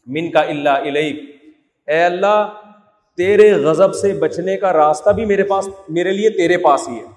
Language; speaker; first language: Urdu; native; Urdu